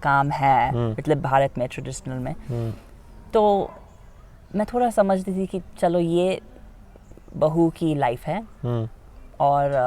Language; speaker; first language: Hindi; non-native, fluent; English